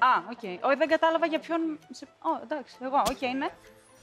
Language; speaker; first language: Greek; native; Greek